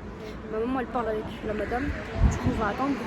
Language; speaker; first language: French; native; French